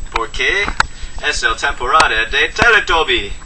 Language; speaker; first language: Spanish; non-native, learner; English